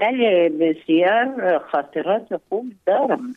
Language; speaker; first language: Persian; non-native, fluent; Arabic